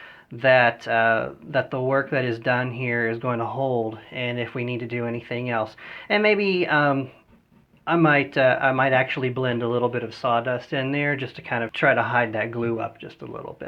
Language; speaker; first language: English; native; English